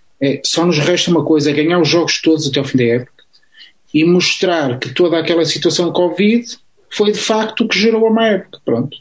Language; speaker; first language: Portuguese; native; Portuguese